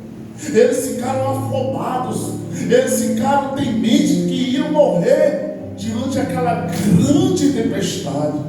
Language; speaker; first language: Portuguese; native; Portuguese